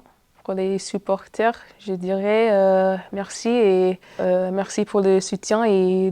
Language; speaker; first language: French; non-native, fluent; English